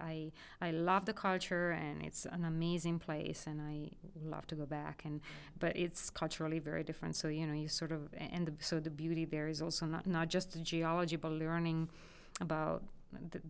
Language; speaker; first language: English; non-native, fluent; Italian